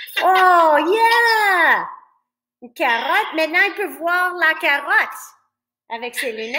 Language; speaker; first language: French; non-native, fluent; English